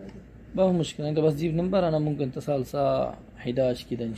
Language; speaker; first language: Arabic; non-native, learner; Urdu